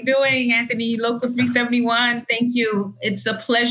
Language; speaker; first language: English; early bilingual, other home language; Haitian Creole